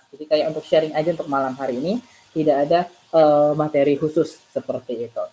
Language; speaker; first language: Indonesian; native; Indonesian